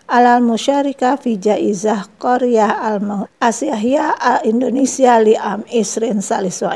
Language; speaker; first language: Arabic; non-native, fluent; Indonesian